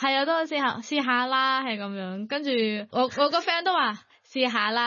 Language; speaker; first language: Cantonese; non-native, learner; Thai